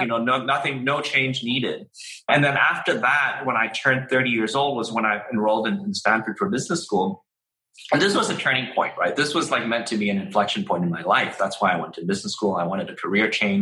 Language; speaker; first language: English; non-native, local second language; Cantonese